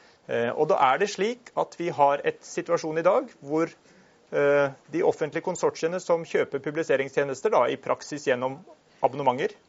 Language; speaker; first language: Norwegian; native; Norwegian